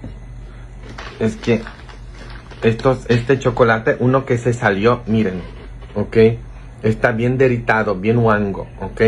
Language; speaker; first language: Spanish; non-native, fluent; Polish